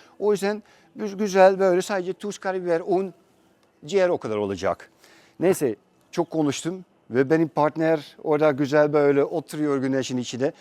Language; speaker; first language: Turkish; non-native, fluent; Dutch